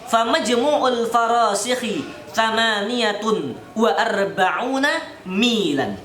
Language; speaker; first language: Arabic; non-native, learner; Indonesian